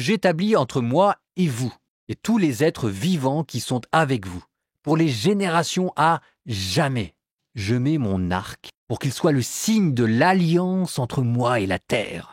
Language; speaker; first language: French; native; French